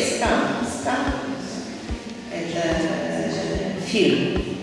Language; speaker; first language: Russian; non-native, learner; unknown